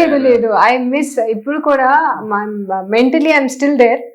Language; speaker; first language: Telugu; non-native, learner; Hindi